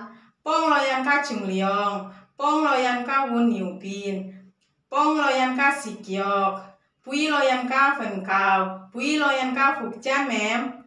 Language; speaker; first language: Cantonese; non-native, learner; Indonesian